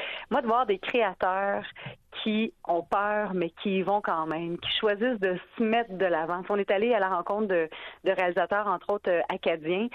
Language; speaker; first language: French; native; French